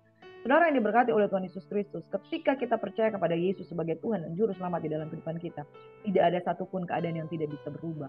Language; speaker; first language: Indonesian; native; Indonesian